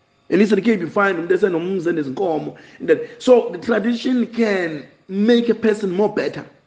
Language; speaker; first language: English; non-native, local second language; Zulu